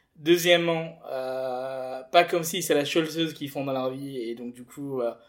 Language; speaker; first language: French; early bilingual, other home language; English